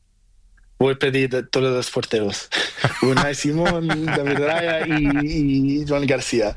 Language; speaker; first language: Spanish; non-native, learner; Portuguese